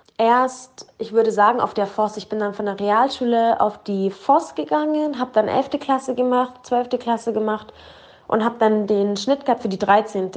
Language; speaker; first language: German; early bilingual, other home language; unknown